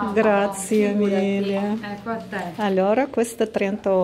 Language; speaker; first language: Italian; non-native, learner; Russian